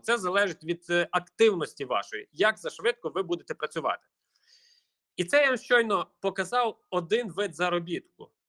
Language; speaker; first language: Ukrainian; native; Ukrainian